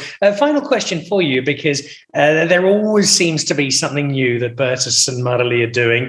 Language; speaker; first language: English; native; English